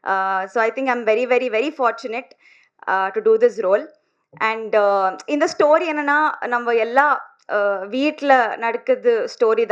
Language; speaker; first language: Tamil; non-native, learner; Telugu